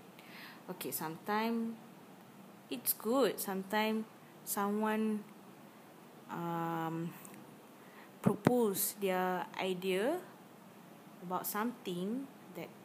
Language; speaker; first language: English; non-native, learner; Malay